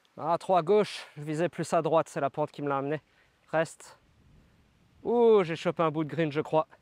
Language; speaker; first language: French; native; French